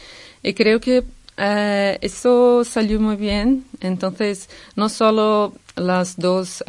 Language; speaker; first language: Spanish; non-native, fluent; Portuguese